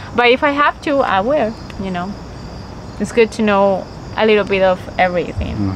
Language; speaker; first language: English; non-native, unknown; Spanish